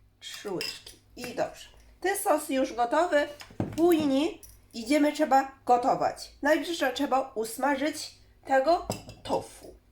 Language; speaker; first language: Polish; non-native, learner; Chinese